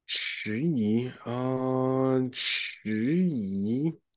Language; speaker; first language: Chinese; non-native, fluent; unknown